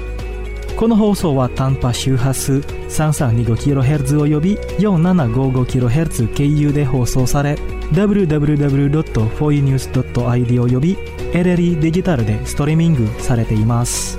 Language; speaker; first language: Japanese; non-native, fluent; Indonesian